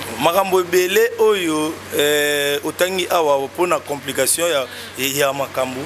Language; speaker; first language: Lingala; non-native, local second language; Kongo